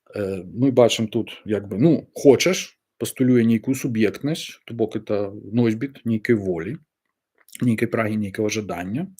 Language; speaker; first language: Belarusian; non-native, local second language; Russian